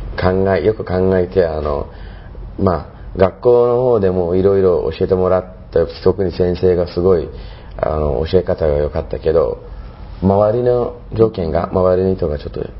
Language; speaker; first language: Japanese; non-native, fluent; Turkish